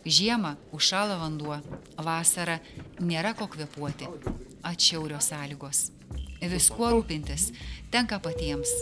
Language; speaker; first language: Lithuanian; native; Lithuanian